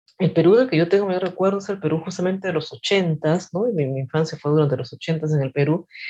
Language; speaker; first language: Spanish; native; Spanish